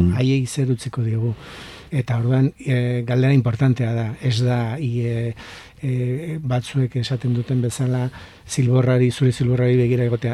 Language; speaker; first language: Basque; non-native, local second language; Spanish